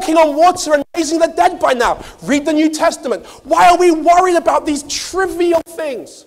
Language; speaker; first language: English; native; English